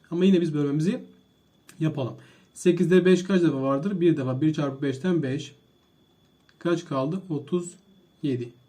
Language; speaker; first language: Turkish; native; Turkish